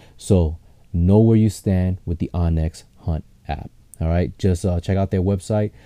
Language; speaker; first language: English; native; English